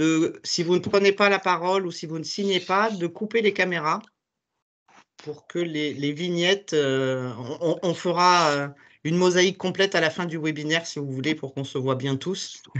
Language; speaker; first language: French; native; French